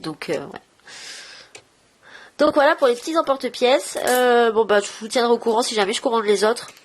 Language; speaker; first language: French; native; French